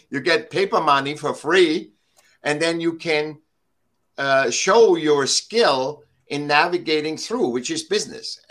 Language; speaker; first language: English; non-native, fluent; German